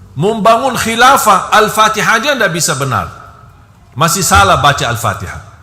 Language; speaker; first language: Indonesian; non-native, fluent; Arabic